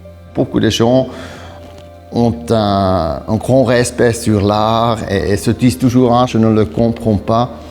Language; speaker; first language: French; non-native, local second language; German